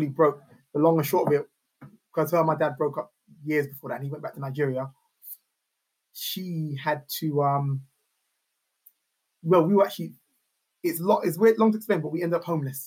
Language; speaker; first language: English; native; English